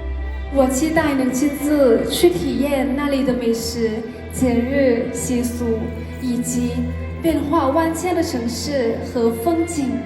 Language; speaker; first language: Chinese; non-native, fluent; Lao